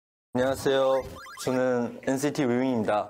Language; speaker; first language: Korean; non-native, learner; Chinese